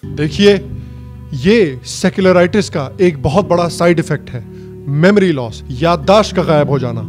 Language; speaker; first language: Hindi; native; Hindi